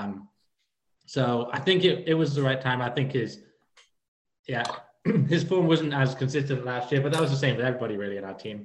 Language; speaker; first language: English; native; English